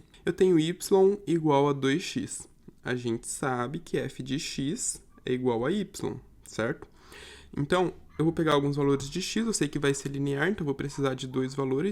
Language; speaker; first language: Portuguese; native; Portuguese